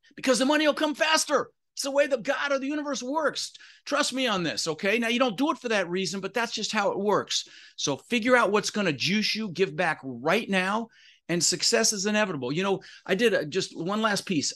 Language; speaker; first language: English; native; English